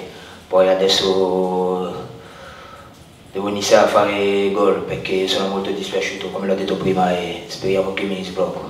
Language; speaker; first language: Italian; non-native, fluent; French